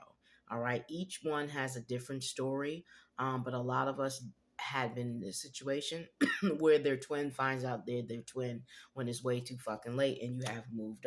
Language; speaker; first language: English; native; English